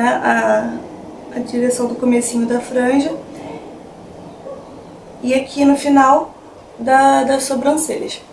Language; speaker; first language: Portuguese; native; Portuguese